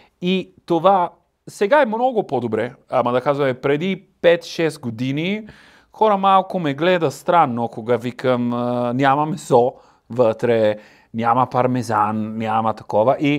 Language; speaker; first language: Bulgarian; non-native, learner; Italian